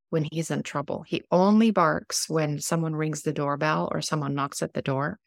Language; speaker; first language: English; non-native, fluent; German